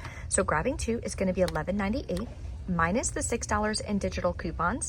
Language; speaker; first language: English; native; English